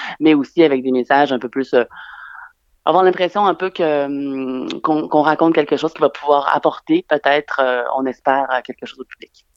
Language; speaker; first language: French; native; French